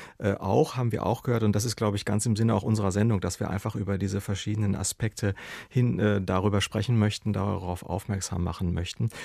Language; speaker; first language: German; native; German